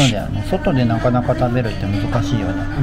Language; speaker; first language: Japanese; native; Japanese